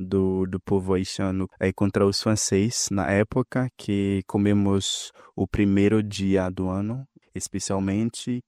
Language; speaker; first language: Portuguese; non-native, fluent; Haitian Creole